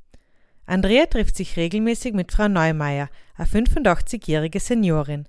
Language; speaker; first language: German; native; German